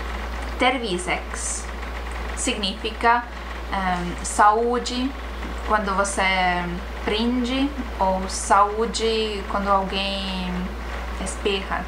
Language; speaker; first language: Portuguese; non-native, fluent; Estonian